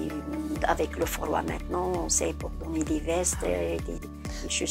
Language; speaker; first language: French; non-native, learner; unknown